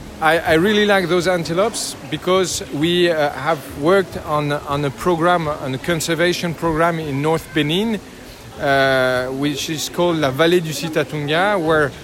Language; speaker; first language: English; non-native, learner; French